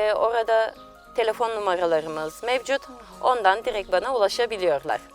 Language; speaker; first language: Turkish; native; Turkish